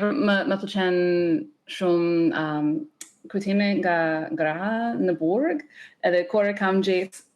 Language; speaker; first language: Albanian; non-native, learner; English